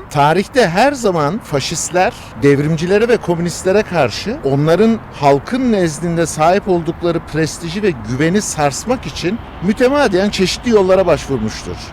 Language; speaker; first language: Turkish; native; Turkish